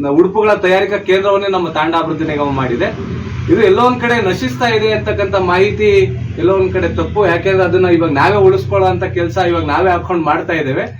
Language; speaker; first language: Kannada; non-native, local second language; Lambadi